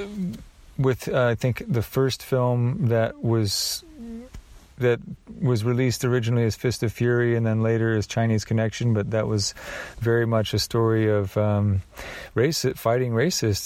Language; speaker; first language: English; native; English